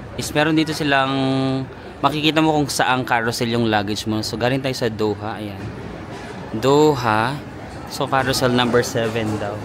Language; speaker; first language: Filipino; non-native, local second language; Waray